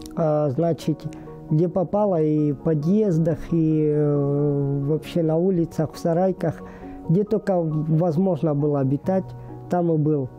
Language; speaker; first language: Russian; native; Russian